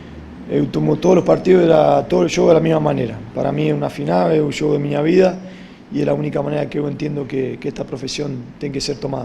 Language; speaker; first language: Portuguese; non-native, fluent; Spanish